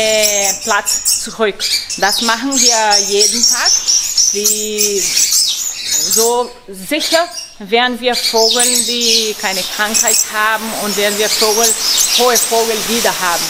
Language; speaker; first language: German; non-native, learner; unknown